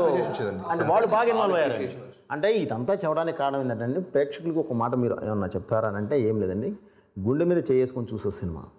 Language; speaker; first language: Telugu; native; Telugu